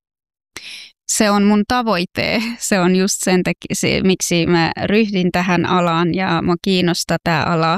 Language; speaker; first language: Finnish; non-native, fluent; Persian